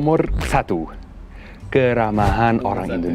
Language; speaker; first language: Indonesian; non-native, fluent; Arabic